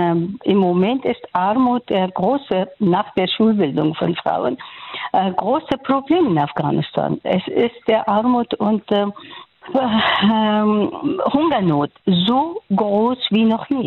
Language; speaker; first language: German; non-native, fluent; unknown